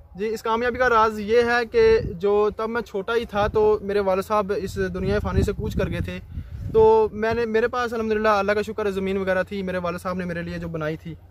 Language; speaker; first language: Urdu; non-native, local second language; Punjabi